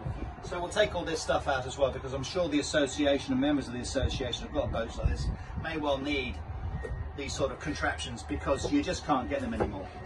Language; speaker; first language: English; native; English